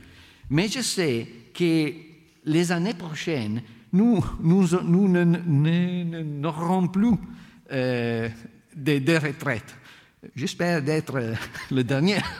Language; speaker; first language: French; non-native, fluent; Italian